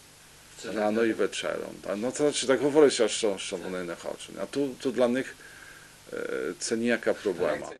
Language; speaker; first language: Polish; non-native, local second language; Rusyn